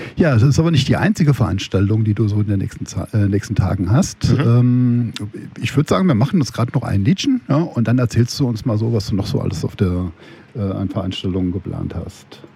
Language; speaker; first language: German; native; German